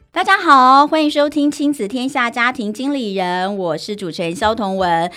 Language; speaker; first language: Chinese; native; Chinese